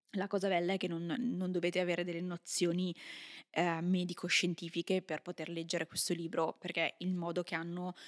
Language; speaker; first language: Italian; native; Italian